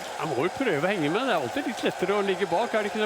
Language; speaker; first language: Norwegian; native; Norwegian